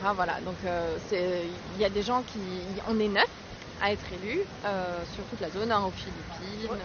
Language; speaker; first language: French; native; French